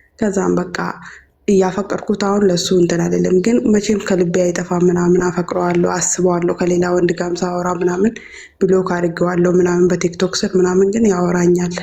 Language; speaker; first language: Amharic; non-native, local second language; Oromo